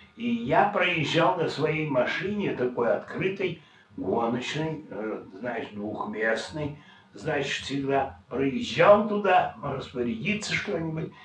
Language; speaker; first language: Russian; native; Russian